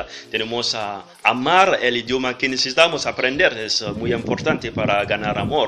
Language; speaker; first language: Spanish; non-native, learner; French